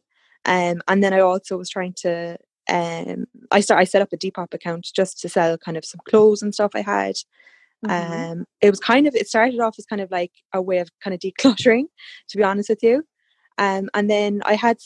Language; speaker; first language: English; native; English